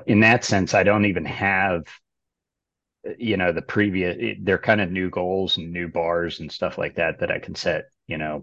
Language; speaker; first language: English; native; English